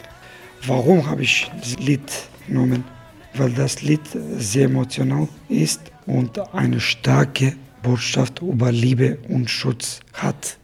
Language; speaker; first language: German; non-native, learner; Macedonian